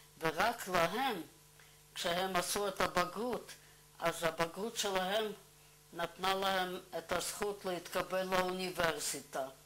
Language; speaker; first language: Hebrew; non-native, fluent; Russian